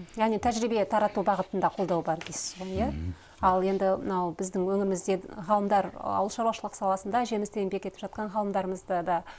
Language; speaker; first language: Kazakh; native; Kazakh